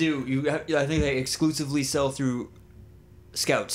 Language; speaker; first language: English; native; English